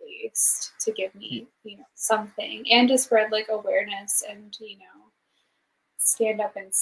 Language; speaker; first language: English; native; English